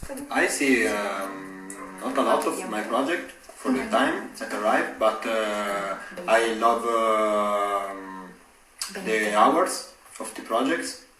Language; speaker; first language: English; non-native, learner; Italian